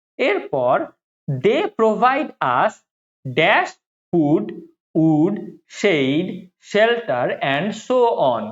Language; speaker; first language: English; non-native, local second language; Bangla